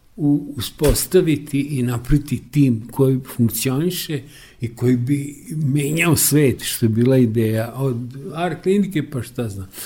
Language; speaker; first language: Serbian; native; Serbian